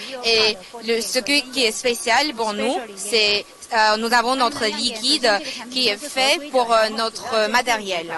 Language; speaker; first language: French; non-native, fluent; Chinese